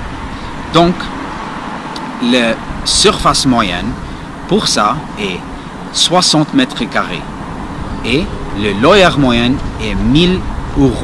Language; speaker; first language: French; non-native, learner; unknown